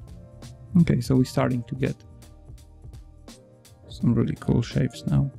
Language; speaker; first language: English; non-native, fluent; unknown